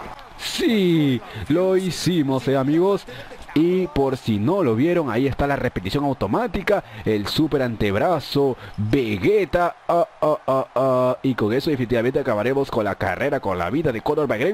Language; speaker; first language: Spanish; native; Spanish